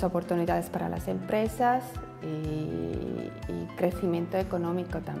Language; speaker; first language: Spanish; non-native, fluent; Estonian